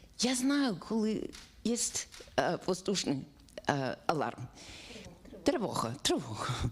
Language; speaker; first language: Ukrainian; non-native, learner; English